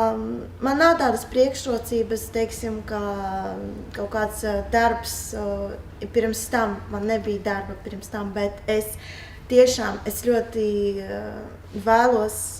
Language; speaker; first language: Latvian; non-native, local second language; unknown